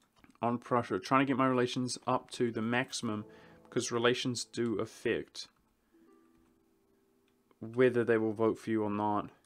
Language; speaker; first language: English; native; English